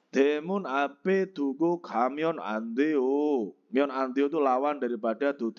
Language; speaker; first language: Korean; non-native, fluent; Indonesian